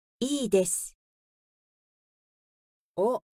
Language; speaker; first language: Japanese; non-native, learner; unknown